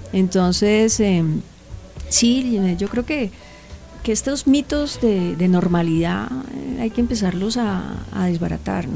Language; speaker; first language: Spanish; native; Spanish